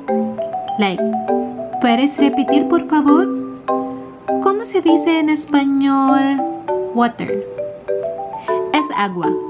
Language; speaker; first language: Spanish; non-native, learner; Filipino